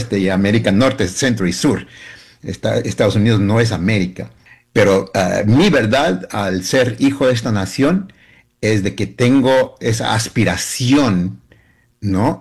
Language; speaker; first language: Spanish; early bilingual, heritage; Spanish